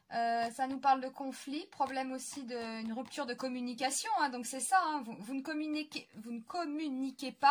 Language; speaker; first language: French; native; French